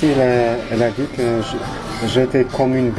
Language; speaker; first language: French; non-native, learner; Albanian